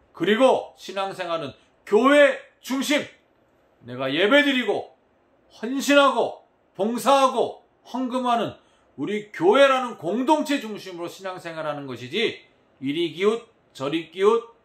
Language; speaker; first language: Korean; native; Korean